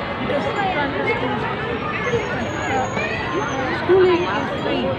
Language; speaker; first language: English; non-native, fluent; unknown